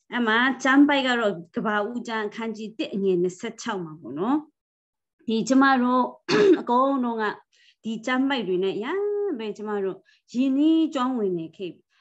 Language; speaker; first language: Burmese; non-native, local second language; Kachin